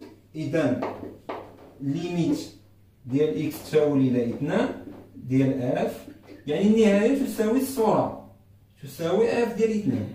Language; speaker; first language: Arabic; native; Arabic